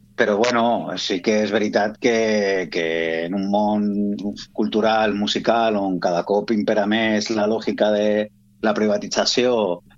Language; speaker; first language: Catalan; non-native, local second language; Spanish